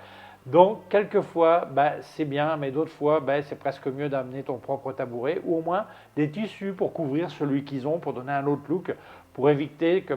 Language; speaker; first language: French; native; French